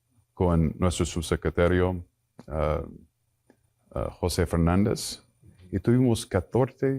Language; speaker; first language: Spanish; non-native, fluent; English